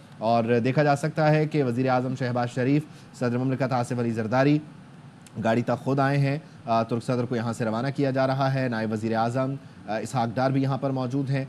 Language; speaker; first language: Urdu; native; Urdu